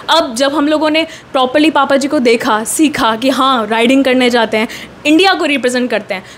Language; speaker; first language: Hindi; native; Hindi